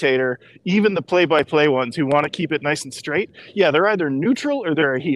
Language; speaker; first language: English; native; English